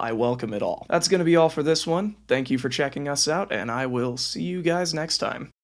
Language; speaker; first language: English; native; English